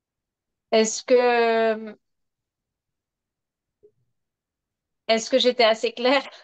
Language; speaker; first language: French; non-native, fluent; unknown